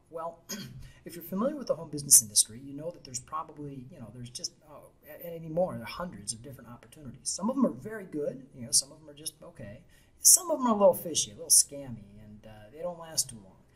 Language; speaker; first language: English; native; English